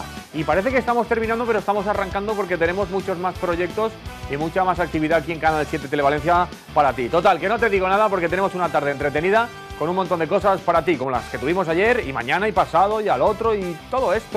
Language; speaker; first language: Spanish; native; Spanish